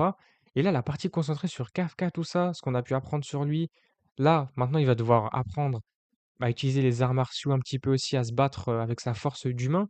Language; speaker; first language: French; native; French